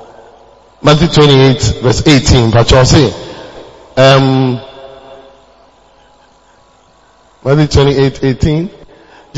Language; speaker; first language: English; non-native, local second language; Akan